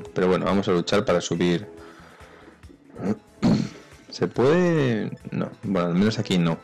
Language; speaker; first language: Spanish; native; Spanish